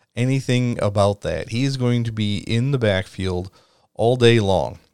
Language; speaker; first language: English; native; English